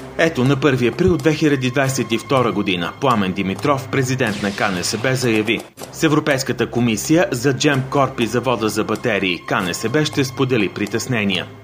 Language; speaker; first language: Bulgarian; native; Bulgarian